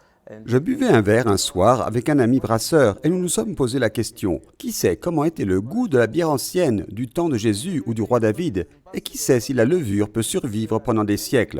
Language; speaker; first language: French; native; French